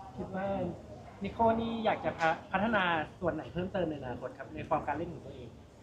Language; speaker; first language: Thai; native; Thai